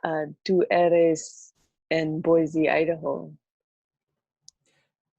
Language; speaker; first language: Spanish; non-native, learner; English